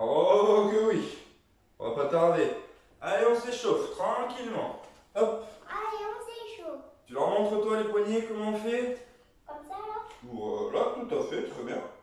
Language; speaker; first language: French; native; French